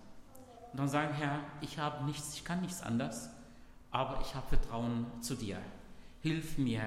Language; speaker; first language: German; non-native, fluent; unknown